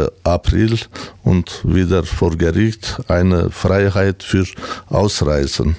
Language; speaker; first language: German; non-native, learner; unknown